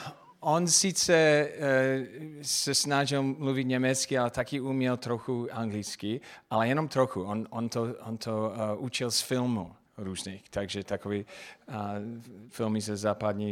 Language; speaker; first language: Czech; non-native, fluent; English